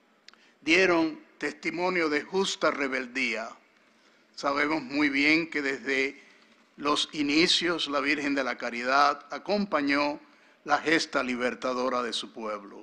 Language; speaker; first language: Spanish; native; Spanish